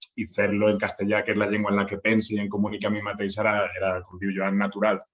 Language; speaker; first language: Catalan; non-native, local second language; Spanish